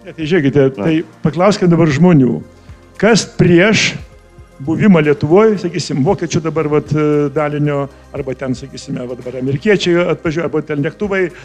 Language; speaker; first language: Lithuanian; native; Lithuanian